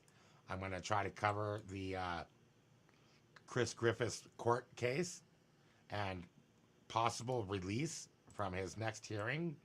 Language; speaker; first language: English; native; English